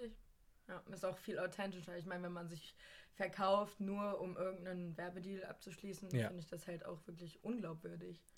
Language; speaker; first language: German; native; German